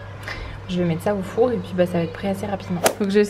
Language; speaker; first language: French; native; French